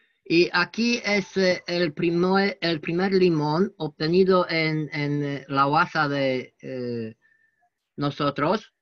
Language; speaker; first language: Spanish; non-native, learner; French